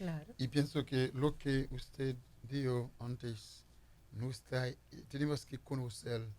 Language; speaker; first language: Spanish; non-native, fluent; Haitian Creole